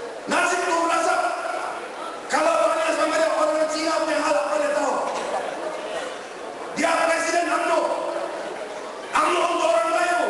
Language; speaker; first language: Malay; non-native, local second language; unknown